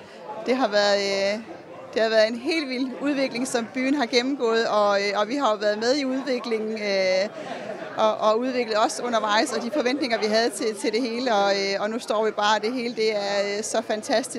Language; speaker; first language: Danish; native; Danish